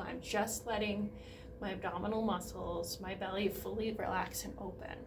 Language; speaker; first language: English; native; English